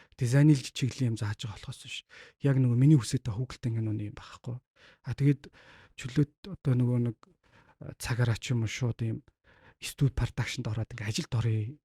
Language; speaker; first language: Mongolian; native; Mongolian